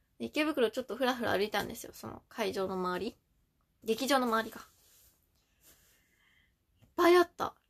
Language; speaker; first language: Japanese; native; Japanese